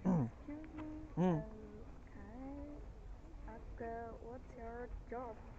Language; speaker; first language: English; non-native, learner; Chinese